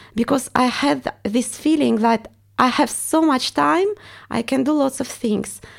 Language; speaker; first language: English; non-native, fluent; Estonian